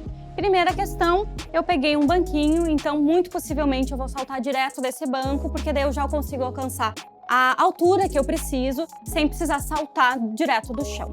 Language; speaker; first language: Portuguese; native; Portuguese